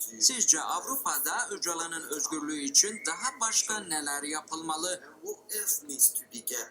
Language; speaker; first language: Turkish; native; Turkish